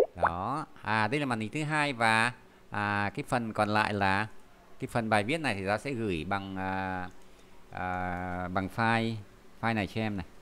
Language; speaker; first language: Vietnamese; native; Vietnamese